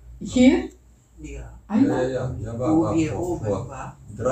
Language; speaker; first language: German; non-native, fluent; Spanish